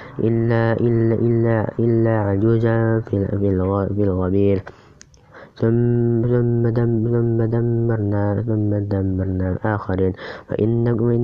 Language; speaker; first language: Arabic; non-native, learner; Indonesian